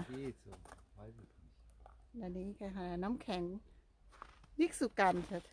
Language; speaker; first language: German; non-native, learner; Thai